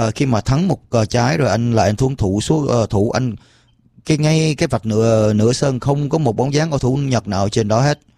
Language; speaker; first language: Vietnamese; early bilingual, heritage; Vietnamese